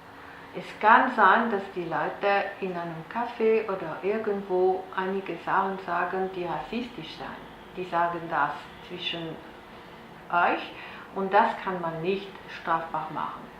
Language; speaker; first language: German; non-native, local second language; French